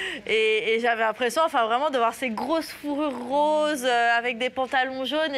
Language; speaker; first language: French; native; French